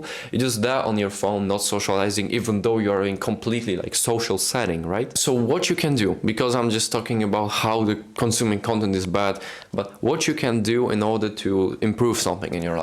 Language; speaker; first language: English; non-native, fluent; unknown